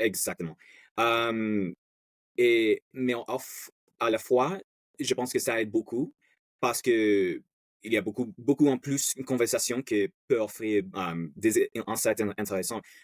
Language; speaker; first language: French; non-native, learner; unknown